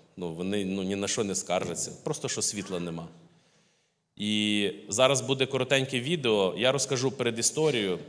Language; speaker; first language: Ukrainian; native; Ukrainian